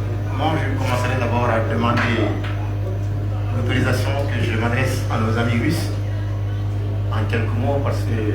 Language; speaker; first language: French; non-native, local second language; Bambara